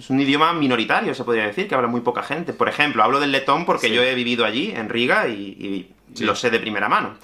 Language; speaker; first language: Spanish; native; Spanish